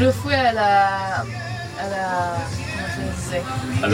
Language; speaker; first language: Spanish; non-native, learner; French